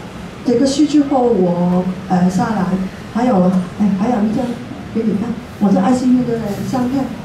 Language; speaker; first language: Chinese; non-native, local second language; Cantonese